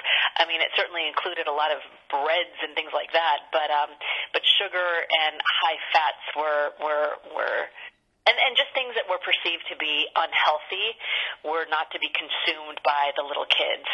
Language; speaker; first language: English; native; English